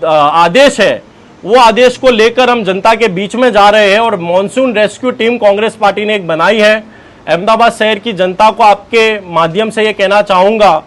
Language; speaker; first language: Hindi; non-native, local second language; Gujarati